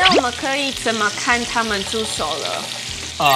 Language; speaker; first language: Chinese; non-native, fluent; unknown